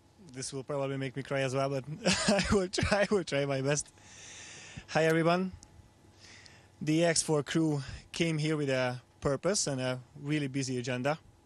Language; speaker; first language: English; non-native, fluent; Hungarian